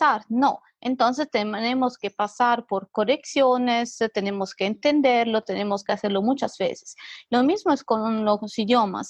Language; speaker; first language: Spanish; non-native, fluent; Italian